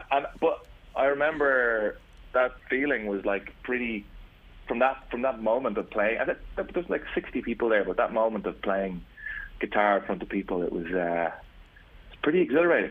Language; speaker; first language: English; native; English